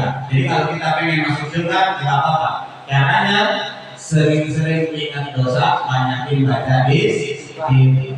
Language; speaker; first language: Indonesian; native; Indonesian